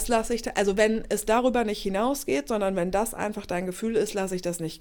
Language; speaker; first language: German; native; German